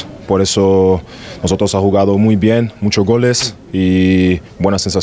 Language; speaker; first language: Spanish; non-native, fluent; German